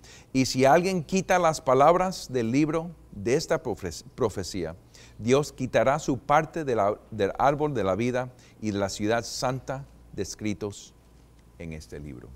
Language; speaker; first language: Spanish; non-native, fluent; English